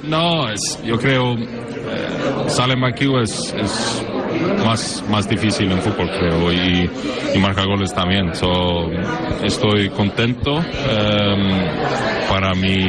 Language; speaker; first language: Spanish; non-native, learner; Norwegian